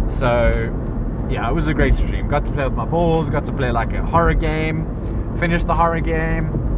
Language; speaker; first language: English; native; English